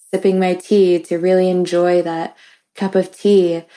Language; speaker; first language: English; native; English